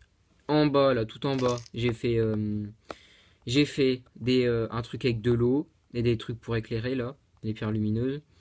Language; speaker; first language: French; native; French